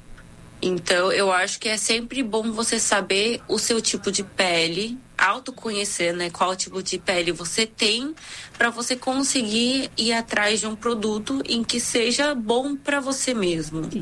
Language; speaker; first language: Portuguese; non-native, fluent; Korean